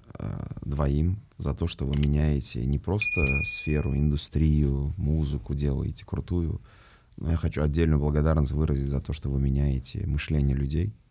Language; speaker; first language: Russian; non-native, local second language; Uzbek